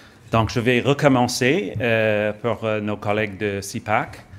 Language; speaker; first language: French; non-native, fluent; English